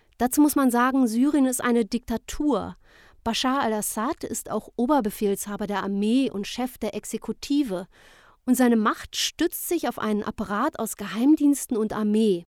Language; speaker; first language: German; native; German